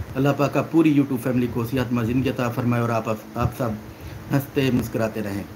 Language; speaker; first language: Urdu; native; Urdu